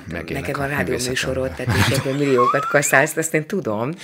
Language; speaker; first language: Hungarian; native; Hungarian